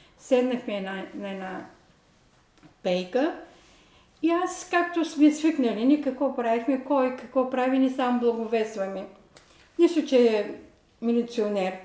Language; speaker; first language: Bulgarian; non-native, local second language; Turkish